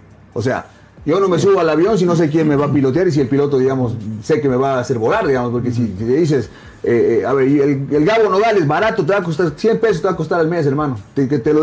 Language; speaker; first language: Spanish; native; Spanish